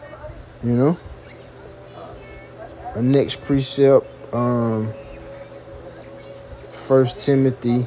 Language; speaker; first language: English; native; English